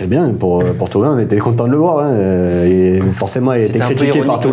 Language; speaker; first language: French; native; French